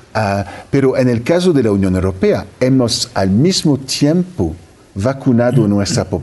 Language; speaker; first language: Spanish; non-native, fluent; French